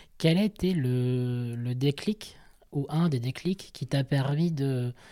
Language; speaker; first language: French; native; French